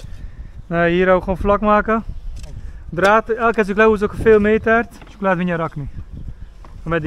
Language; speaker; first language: Dutch; native; Dutch